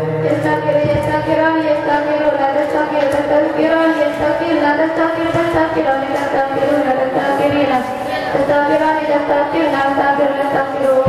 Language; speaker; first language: Arabic; non-native, learner; Madurese